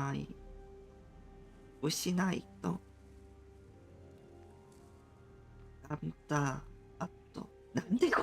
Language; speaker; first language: Japanese; non-native, learner; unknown